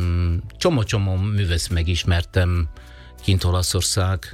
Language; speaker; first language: Hungarian; non-native, learner; Italian